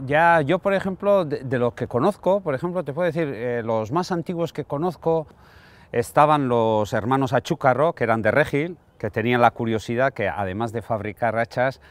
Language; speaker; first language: Spanish; non-native, local second language; Basque